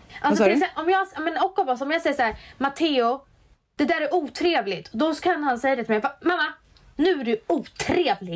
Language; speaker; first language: Swedish; native; Swedish